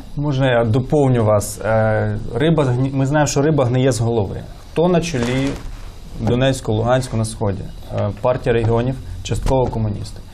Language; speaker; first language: Ukrainian; native; Ukrainian